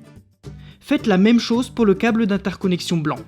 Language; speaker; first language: French; native; French